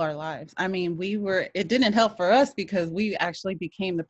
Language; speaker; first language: English; native; English